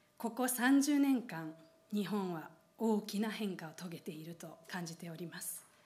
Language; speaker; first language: Japanese; non-native, fluent; Hungarian